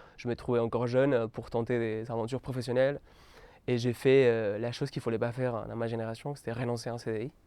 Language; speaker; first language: French; non-native, fluent; Spanish